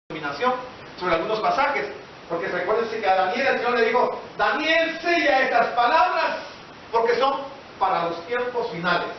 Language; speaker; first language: Spanish; native; Spanish